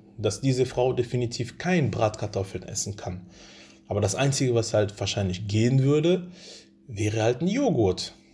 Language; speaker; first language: German; early bilingual, other home language; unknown